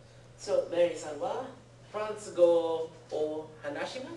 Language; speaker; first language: Japanese; non-native, learner; English